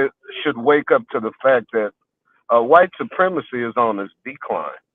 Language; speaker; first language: English; native; English